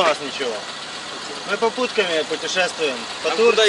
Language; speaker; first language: Russian; non-native, local second language; Ukrainian